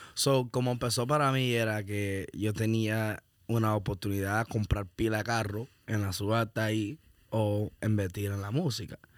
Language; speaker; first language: Spanish; early bilingual, heritage; Spanish